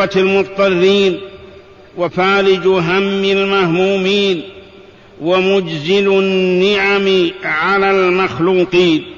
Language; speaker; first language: Arabic; native; Arabic